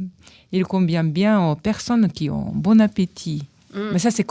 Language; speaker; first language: French; non-native, fluent; Japanese